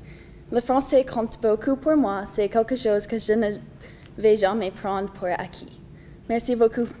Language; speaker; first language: French; non-native, learner; English